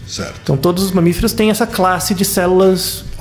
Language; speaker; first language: Portuguese; native; Portuguese